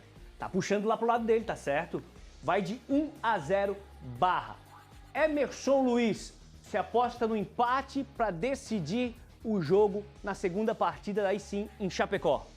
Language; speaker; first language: Portuguese; native; Portuguese